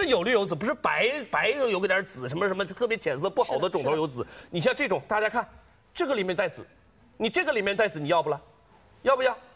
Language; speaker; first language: Chinese; native; Chinese